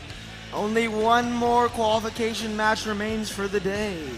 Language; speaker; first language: English; native; English